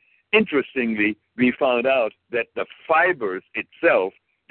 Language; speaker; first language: English; non-native, fluent; German